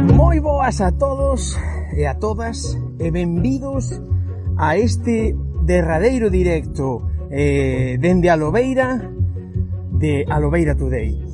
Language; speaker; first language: Galician; non-native, local second language; Spanish